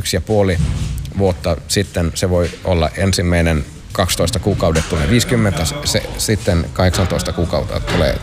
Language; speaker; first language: Finnish; non-native, local second language; Swedish